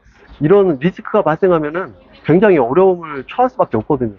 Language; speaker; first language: Korean; native; Korean